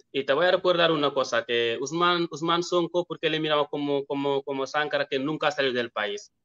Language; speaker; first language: Spanish; non-native, fluent; Wolof